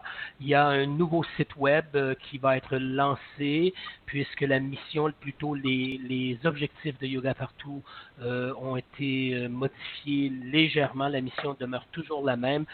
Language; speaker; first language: French; native; French